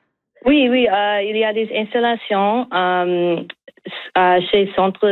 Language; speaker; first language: French; non-native, learner; English